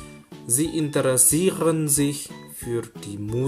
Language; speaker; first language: German; non-native, fluent; Indonesian